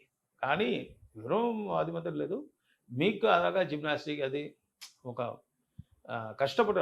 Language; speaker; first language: Telugu; non-native, learner; Tamil